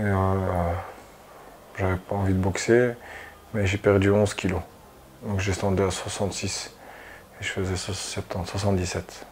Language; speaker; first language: French; early bilingual, other home language; Arabic